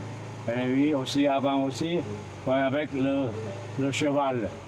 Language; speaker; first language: French; non-native, learner; Thai